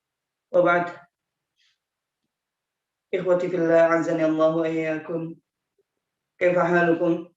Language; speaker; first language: Arabic; non-native, fluent; Indonesian